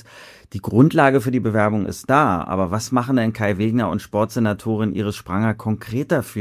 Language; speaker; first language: German; native; German